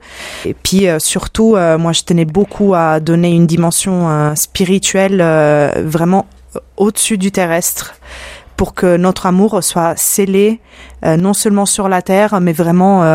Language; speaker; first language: French; non-native, fluent; Italian